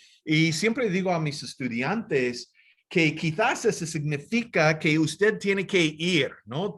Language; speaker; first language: Spanish; non-native, fluent; English